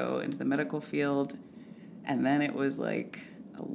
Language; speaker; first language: English; native; English